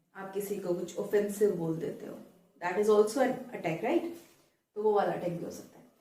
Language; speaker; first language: Hindi; native; Hindi